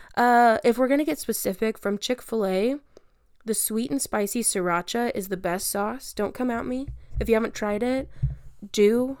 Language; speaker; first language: English; native; English